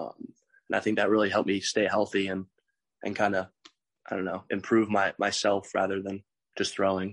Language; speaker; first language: English; native; English